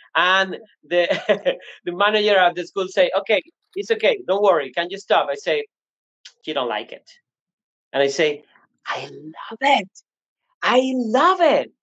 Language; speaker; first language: English; non-native, learner; Spanish